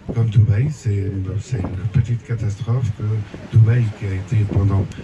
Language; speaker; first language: French; non-native, local second language; Arabic